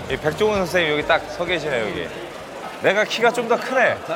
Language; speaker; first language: Korean; native; Korean